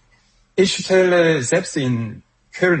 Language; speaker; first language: German; non-native, fluent; Korean